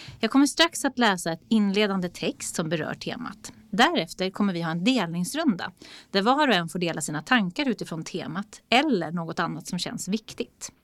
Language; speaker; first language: Swedish; native; Swedish